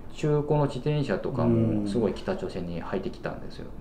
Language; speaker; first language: Japanese; non-native, fluent; Korean